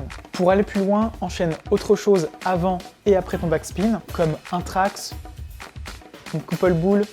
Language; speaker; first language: French; native; French